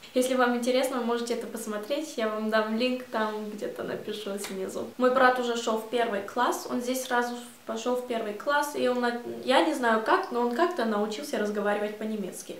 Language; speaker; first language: Russian; early bilingual, heritage; Russian